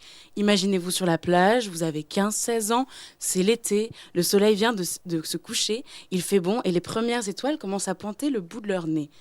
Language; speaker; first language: French; native; French